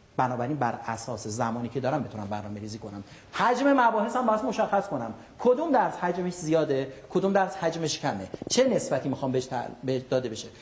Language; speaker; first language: Persian; native; Persian